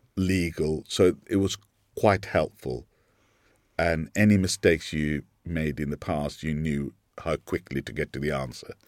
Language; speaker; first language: English; non-native, local second language; Sinhala